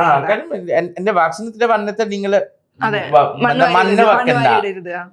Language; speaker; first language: Malayalam; non-native, local second language; Assamese